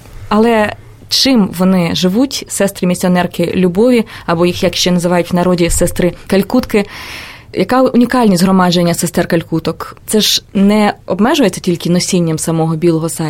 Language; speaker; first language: Ukrainian; native; Ukrainian